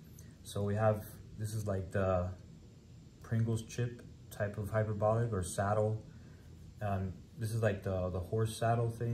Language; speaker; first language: English; native; English